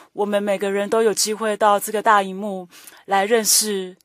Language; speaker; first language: Chinese; native; Chinese